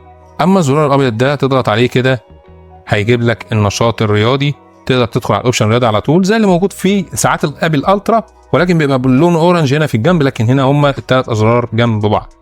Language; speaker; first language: Arabic; native; Arabic